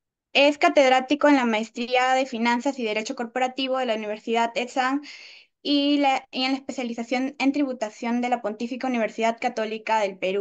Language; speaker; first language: Spanish; native; Spanish